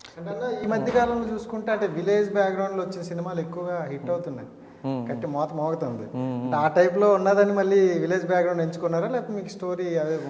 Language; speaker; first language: Telugu; native; Telugu